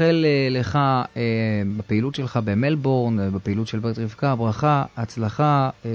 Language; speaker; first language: Hebrew; native; Hebrew